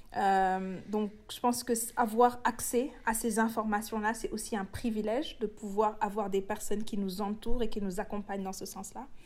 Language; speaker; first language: French; non-native, local second language; Wolof